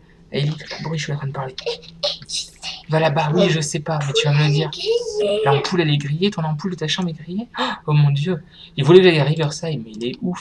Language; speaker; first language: French; native; French